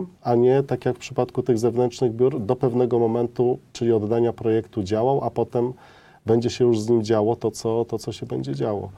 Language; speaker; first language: Polish; native; Polish